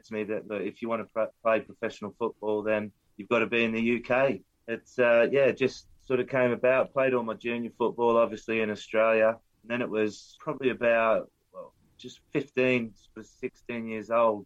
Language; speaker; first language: English; native; English